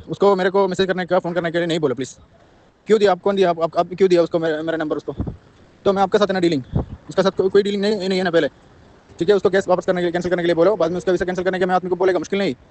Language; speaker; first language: Hindi; non-native, learner; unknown